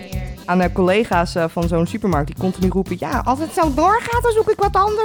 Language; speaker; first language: Dutch; native; Dutch